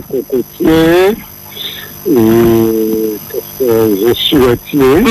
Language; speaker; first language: French; non-native, local second language; Guadeloupean Creole French